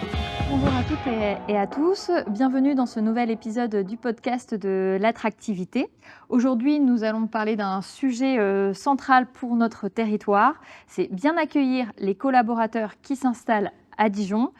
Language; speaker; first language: French; native; French